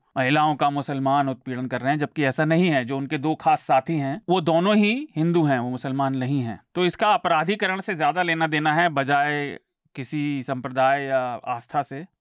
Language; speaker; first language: Hindi; native; Hindi